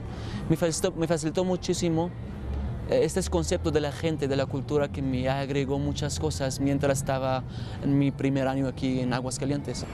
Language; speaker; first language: Spanish; non-native, learner; Kurdish